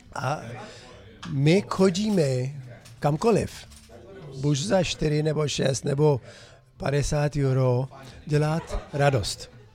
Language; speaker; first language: Czech; non-native, fluent; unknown